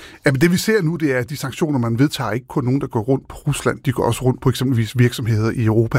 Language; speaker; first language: Danish; native; Danish